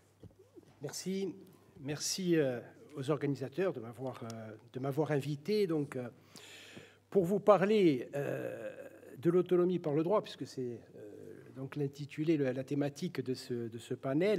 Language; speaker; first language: French; native; French